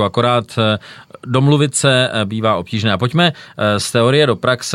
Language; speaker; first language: Czech; native; Czech